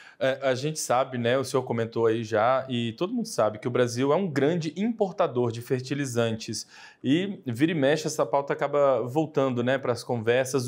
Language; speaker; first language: Portuguese; native; Portuguese